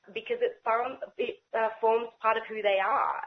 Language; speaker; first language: English; native; English